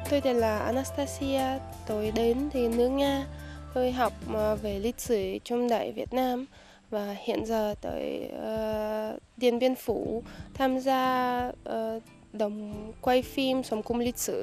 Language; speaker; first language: Vietnamese; non-native, fluent; Russian